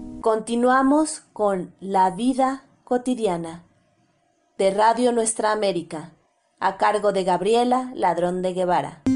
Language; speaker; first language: Spanish; native; Spanish